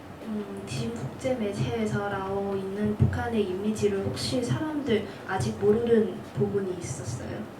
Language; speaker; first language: Korean; non-native, fluent; Cantonese